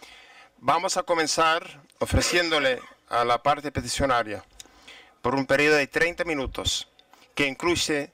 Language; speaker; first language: Spanish; non-native, fluent; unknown